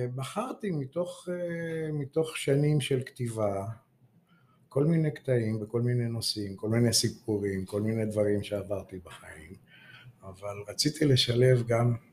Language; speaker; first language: Hebrew; native; Hebrew